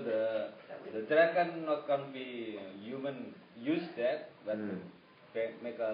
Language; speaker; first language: English; non-native, learner; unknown